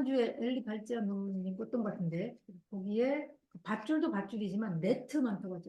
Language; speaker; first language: Korean; native; Korean